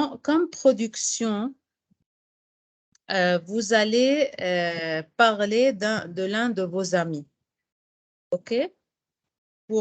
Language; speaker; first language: French; non-native, fluent; Arabic